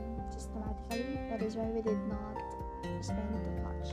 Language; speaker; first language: English; non-native, local second language; Masbatenyo